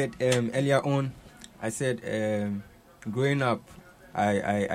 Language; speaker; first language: English; non-native, local second language; Akan